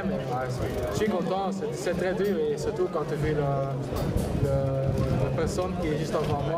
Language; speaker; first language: French; non-native, local second language; Dutch